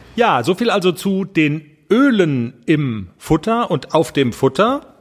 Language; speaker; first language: German; native; German